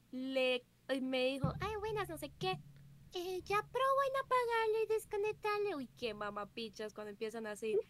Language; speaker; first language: Spanish; native; Spanish